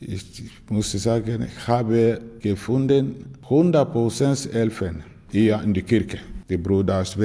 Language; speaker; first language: German; non-native, learner; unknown